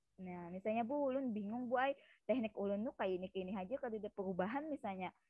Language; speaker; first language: Indonesian; native; Indonesian